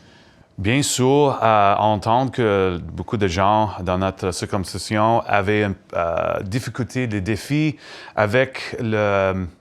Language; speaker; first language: French; non-native, learner; English